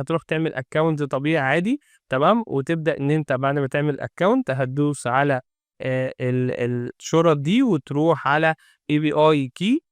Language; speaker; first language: Arabic; native; Arabic